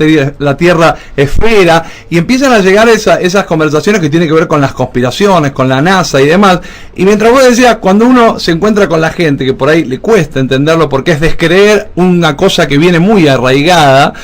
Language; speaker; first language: Spanish; native; Spanish